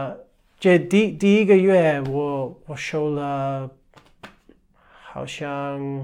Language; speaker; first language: Chinese; non-native, fluent; English